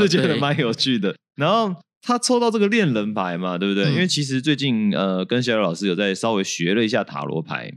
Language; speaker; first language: Chinese; native; Chinese